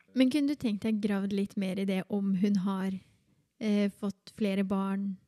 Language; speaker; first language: Norwegian; native; Norwegian